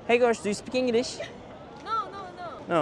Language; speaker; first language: English; non-native, learner; Turkish